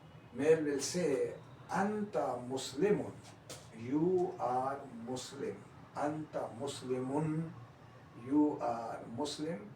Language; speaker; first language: English; non-native, local second language; Hindi